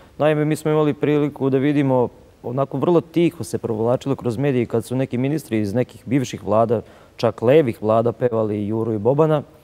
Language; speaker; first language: Serbian; native; Serbian